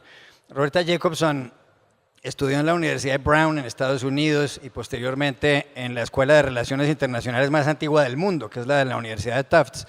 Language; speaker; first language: Spanish; native; Spanish